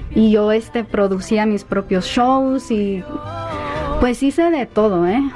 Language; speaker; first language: Spanish; early bilingual, heritage; Spanish